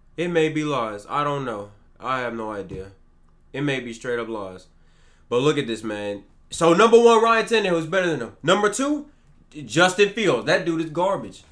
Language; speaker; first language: English; native; English